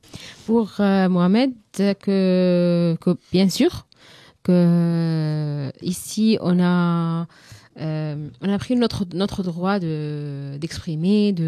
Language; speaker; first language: French; non-native, learner; Arabic